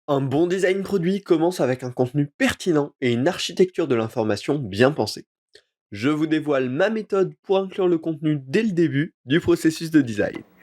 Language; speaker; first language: French; native; French